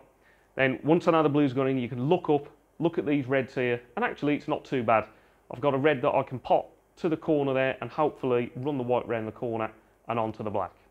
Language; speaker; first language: English; native; English